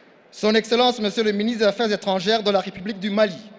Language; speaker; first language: French; non-native, local second language; Kinyarwanda